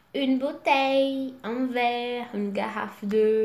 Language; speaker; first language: French; non-native, fluent; Portuguese